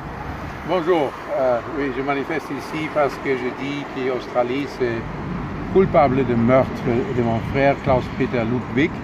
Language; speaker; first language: French; non-native, fluent; German